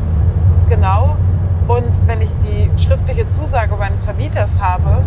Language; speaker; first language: German; native; German